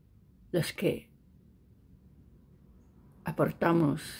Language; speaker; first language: Spanish; native; Spanish